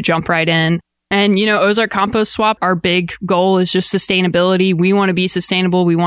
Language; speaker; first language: English; native; English